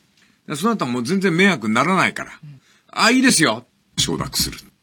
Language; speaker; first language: Japanese; native; Japanese